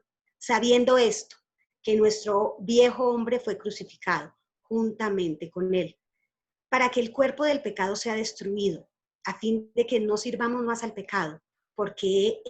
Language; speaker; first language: Spanish; native; Spanish